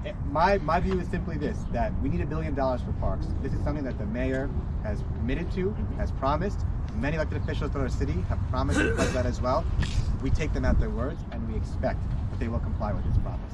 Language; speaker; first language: English; native; English